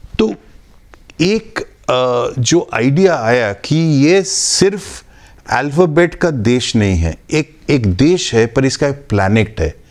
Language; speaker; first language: Hindi; non-native, local second language; Bangla